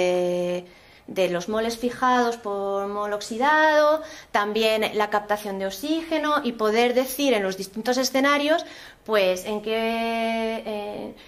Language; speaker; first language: Spanish; native; Spanish